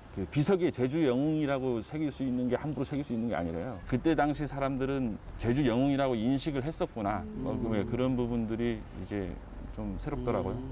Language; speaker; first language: Korean; native; Korean